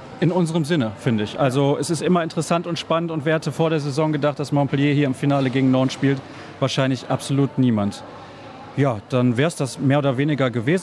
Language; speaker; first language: German; native; German